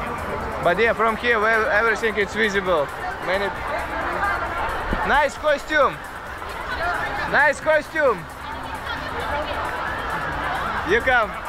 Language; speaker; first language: English; non-native, learner; Russian